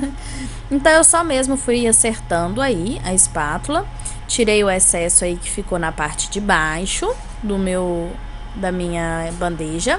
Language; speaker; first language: Portuguese; native; Portuguese